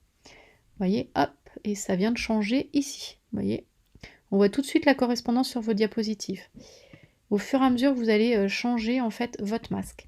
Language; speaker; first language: French; native; French